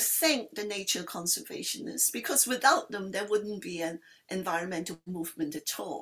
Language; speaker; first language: English; non-native, local second language; Cantonese